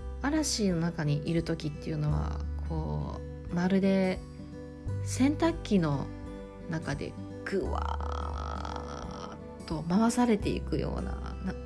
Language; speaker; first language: Japanese; native; Japanese